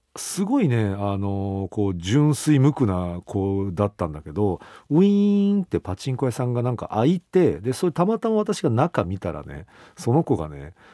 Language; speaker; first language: Japanese; native; Japanese